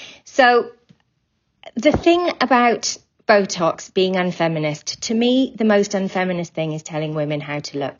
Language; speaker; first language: English; native; English